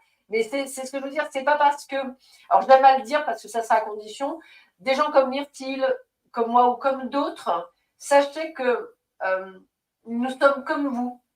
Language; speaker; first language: French; native; French